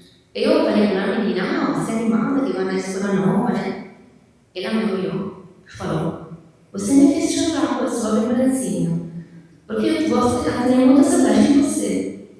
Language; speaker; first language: Portuguese; non-native, fluent; Italian